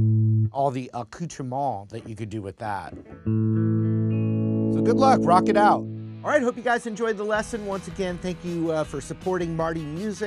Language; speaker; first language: English; native; English